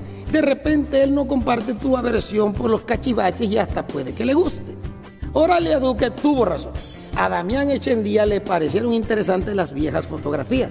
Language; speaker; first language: Spanish; native; Spanish